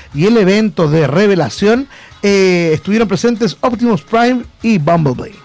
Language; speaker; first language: Spanish; native; Spanish